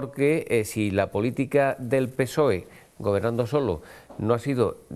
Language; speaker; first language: Spanish; native; Spanish